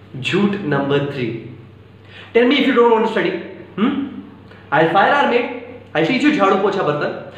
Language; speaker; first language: English; non-native, local second language; Maithili